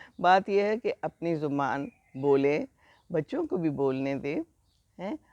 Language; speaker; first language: Urdu; native; Urdu